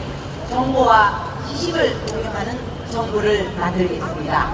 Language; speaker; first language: Korean; native; Korean